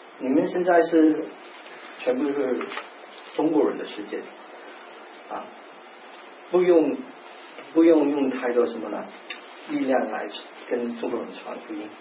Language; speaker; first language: Chinese; non-native, learner; English